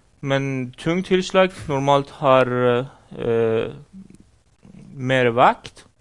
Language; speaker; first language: Norwegian; non-native, fluent; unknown